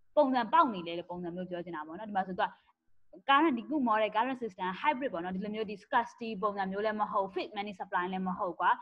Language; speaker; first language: Burmese; native; Burmese